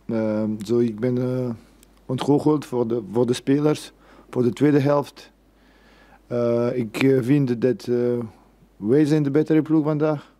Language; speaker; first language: Dutch; non-native, fluent; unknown